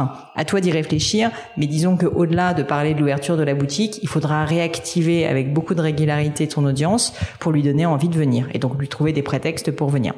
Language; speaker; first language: French; native; French